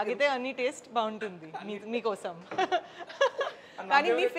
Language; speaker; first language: Telugu; non-native, local second language; Bangla